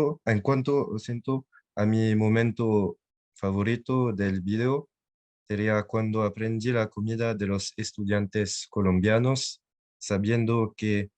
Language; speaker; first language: Spanish; non-native, learner; French